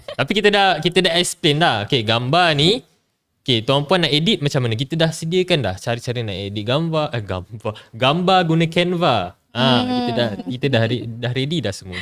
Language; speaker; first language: Malay; native; Malay